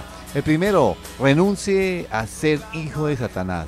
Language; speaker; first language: Spanish; native; Spanish